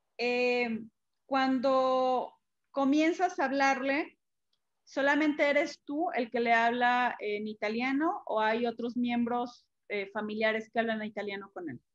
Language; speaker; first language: Spanish; native; Spanish